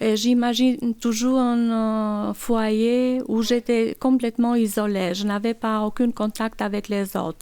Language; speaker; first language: French; non-native, learner; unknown